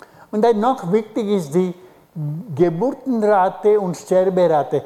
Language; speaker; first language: German; non-native, fluent; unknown